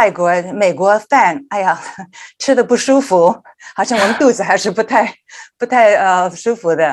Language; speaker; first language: Chinese; early bilingual, heritage; Chinese